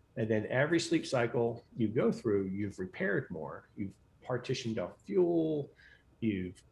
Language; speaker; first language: English; native; English